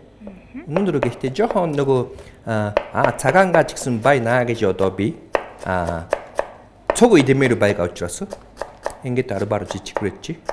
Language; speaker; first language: Mongolian; non-native, fluent; Japanese